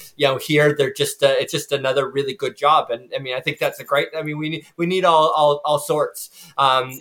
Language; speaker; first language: English; native; English